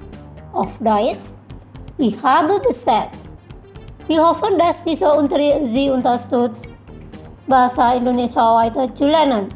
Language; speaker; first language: German; non-native, fluent; Indonesian